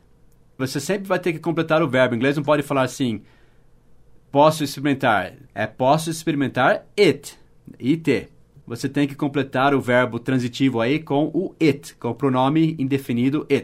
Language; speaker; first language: Portuguese; non-native, fluent; English